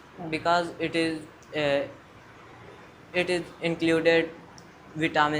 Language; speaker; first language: English; non-native, learner; Hindi